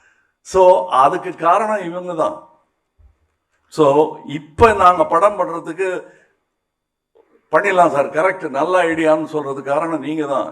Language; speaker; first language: Tamil; native; Tamil